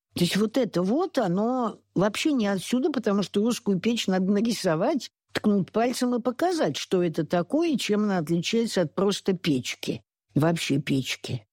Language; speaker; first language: Russian; native; Russian